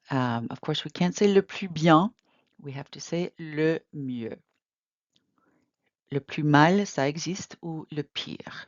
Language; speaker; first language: French; non-native, fluent; English